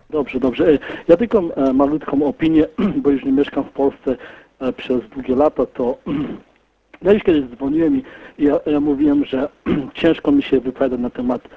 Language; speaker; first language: Polish; early bilingual, heritage; Polish